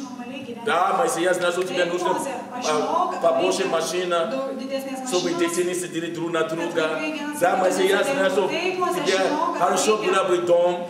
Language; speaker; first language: Russian; non-native, fluent; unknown